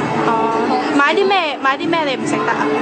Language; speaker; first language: Cantonese; native; Cantonese